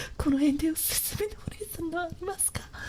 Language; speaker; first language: Japanese; non-native, learner; English